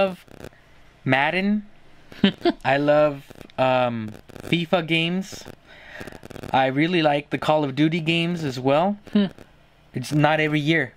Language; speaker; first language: English; native; English